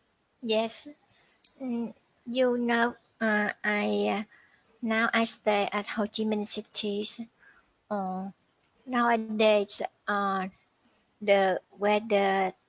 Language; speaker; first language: English; non-native, learner; Vietnamese